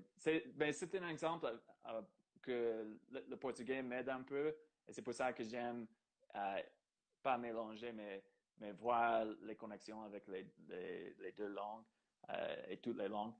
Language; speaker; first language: French; non-native, fluent; English